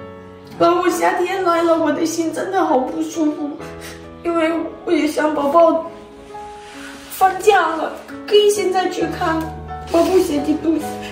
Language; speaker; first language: Chinese; non-native, learner; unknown